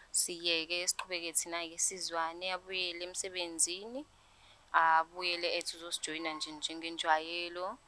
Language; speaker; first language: Zulu; native; Zulu